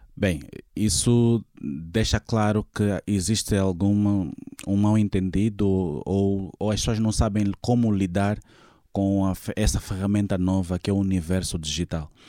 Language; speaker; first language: Portuguese; native; Portuguese